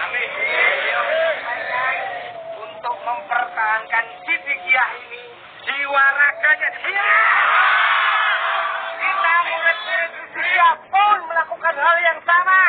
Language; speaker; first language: Indonesian; native; Indonesian